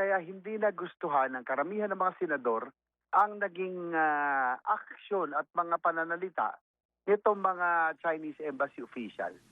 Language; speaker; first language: Filipino; native; Filipino